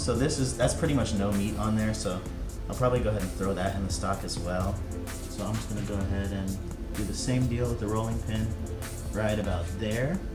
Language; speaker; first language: English; native; English